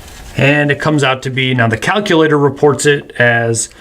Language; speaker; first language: English; native; English